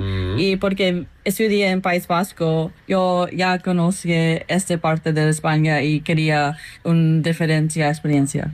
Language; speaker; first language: Spanish; non-native, learner; English